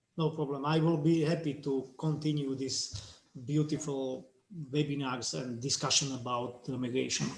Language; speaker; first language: English; non-native, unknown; Slovak